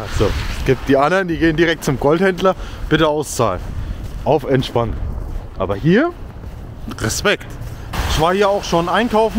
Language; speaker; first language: German; native; German